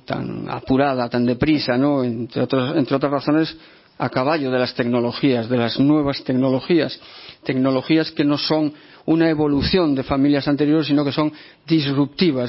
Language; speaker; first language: Spanish; native; Spanish